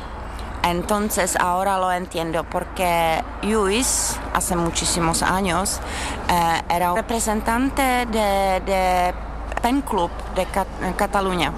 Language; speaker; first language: Spanish; non-native, fluent; Czech